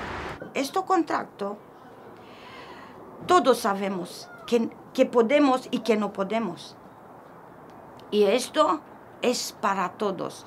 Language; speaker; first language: Spanish; non-native, learner; Romanian